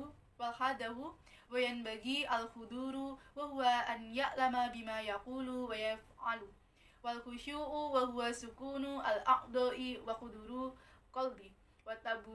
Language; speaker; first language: Arabic; non-native, learner; Indonesian